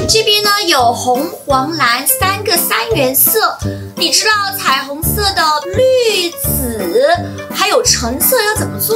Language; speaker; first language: Chinese; native; Chinese